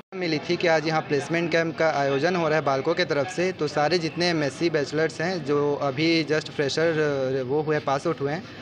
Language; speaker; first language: Hindi; native; Hindi